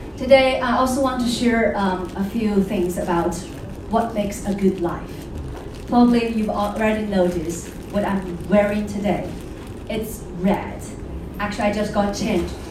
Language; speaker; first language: English; non-native, fluent; Chinese